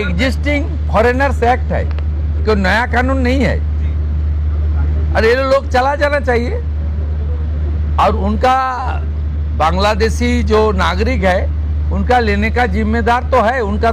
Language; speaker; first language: Hindi; non-native, local second language; Bangla